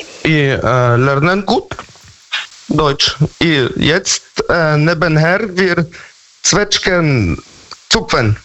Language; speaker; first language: German; non-native, learner; Polish